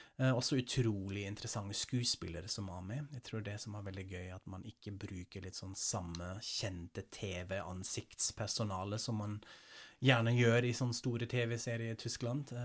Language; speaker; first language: Norwegian; non-native, fluent; German